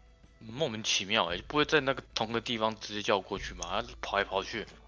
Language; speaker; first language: Chinese; native; Chinese